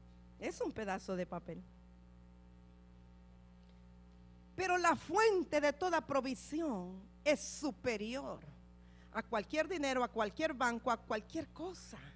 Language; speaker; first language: Spanish; native; Spanish